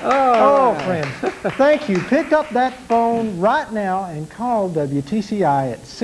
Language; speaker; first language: English; native; English